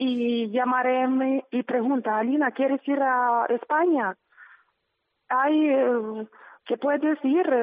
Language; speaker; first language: Spanish; non-native, learner; Ukrainian